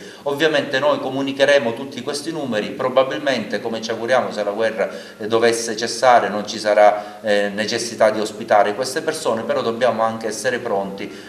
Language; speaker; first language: Italian; native; Italian